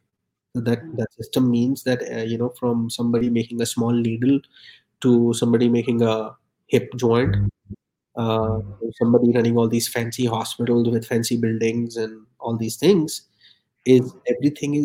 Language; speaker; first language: English; non-native, local second language; Urdu